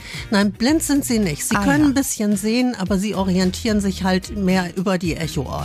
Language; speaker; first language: German; native; German